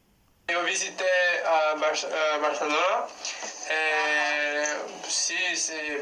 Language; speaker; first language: Spanish; non-native, learner; English